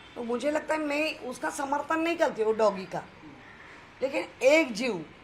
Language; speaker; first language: Hindi; non-native, local second language; Marathi